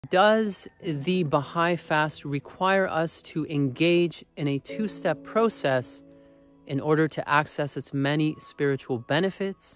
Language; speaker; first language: English; native; English